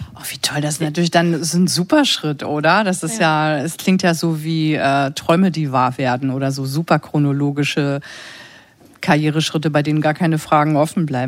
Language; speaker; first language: German; native; German